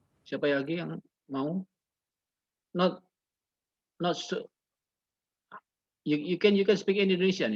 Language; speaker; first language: English; non-native, learner; Indonesian